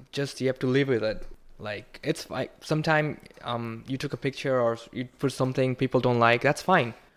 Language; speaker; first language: English; non-native, local second language; Bangla